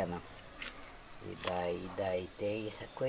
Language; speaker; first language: Portuguese; native; Portuguese